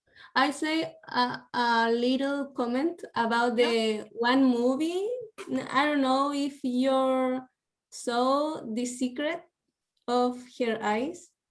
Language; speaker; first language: English; non-native, learner; Spanish